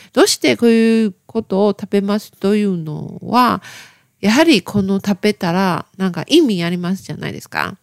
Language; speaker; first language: Japanese; non-native, learner; Chinese